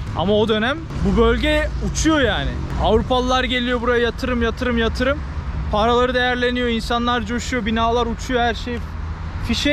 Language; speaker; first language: Turkish; native; Turkish